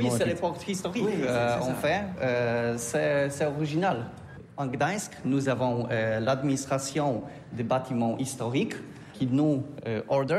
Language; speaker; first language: French; non-native, learner; Polish